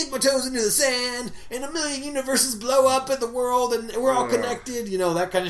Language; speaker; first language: English; native; English